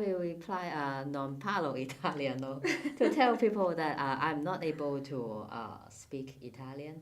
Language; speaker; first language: English; non-native, fluent; Cantonese